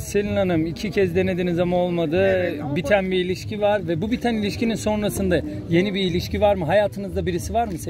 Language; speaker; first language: Turkish; native; Turkish